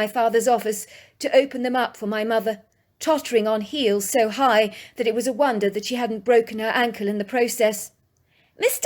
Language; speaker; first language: English; native; English